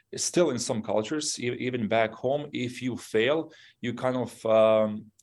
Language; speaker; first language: English; non-native, fluent; Bosnian